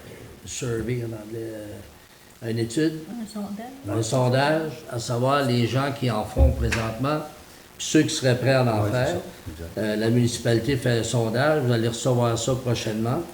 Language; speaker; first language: French; native; French